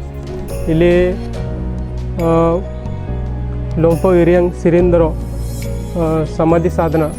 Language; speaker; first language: Kannada; non-native, local second language; Marathi